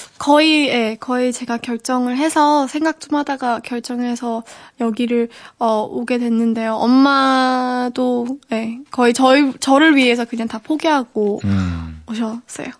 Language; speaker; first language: Korean; early bilingual, heritage; Korean